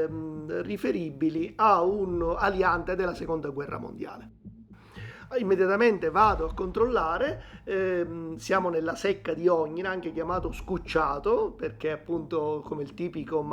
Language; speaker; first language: Italian; native; Italian